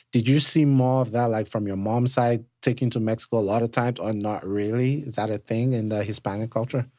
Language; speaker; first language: English; non-native, local second language; Yoruba